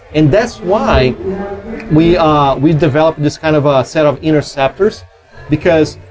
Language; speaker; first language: English; non-native, fluent; Portuguese